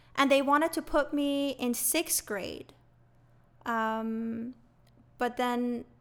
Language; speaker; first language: English; early bilingual, other home language; Persian